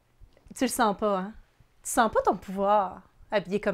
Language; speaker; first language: French; native; French